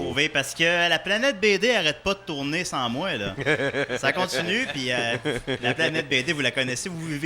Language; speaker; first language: French; native; French